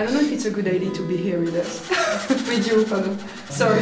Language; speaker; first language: English; non-native, learner; French